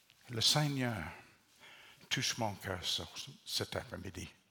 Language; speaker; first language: French; non-native, learner; English